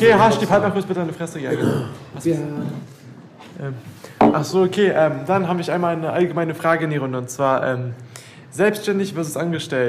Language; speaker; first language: German; native; German